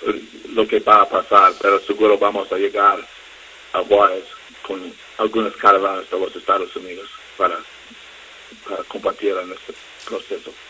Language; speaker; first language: Spanish; non-native, learner; English